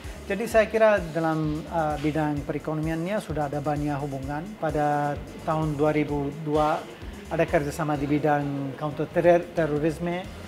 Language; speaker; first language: Indonesian; non-native, fluent; English